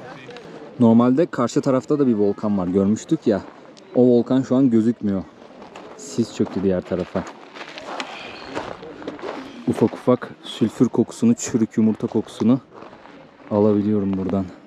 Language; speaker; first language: Turkish; native; Turkish